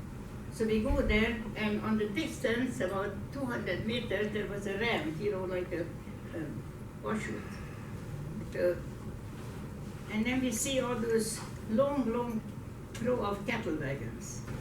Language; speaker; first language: English; non-native, fluent; Hungarian